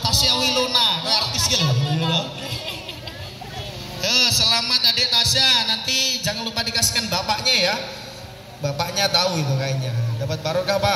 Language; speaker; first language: Indonesian; non-native, local second language; Javanese